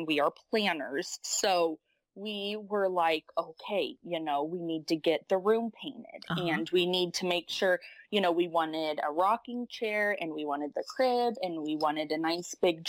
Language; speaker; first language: English; native; English